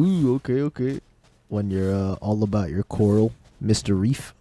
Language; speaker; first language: English; native; English